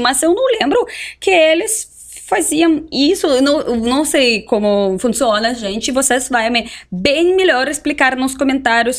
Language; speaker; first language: Portuguese; non-native, fluent; Russian